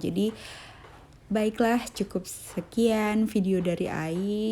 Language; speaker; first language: Indonesian; native; Indonesian